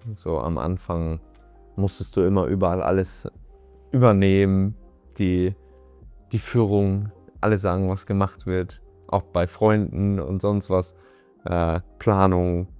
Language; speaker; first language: German; native; German